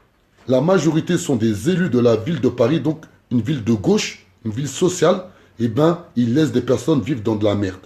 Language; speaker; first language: French; native; French